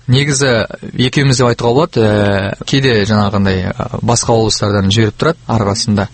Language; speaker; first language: Kazakh; native; Kazakh